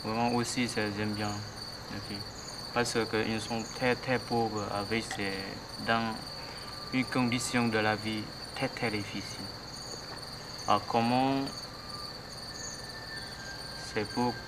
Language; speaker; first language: French; non-native, learner; Vietnamese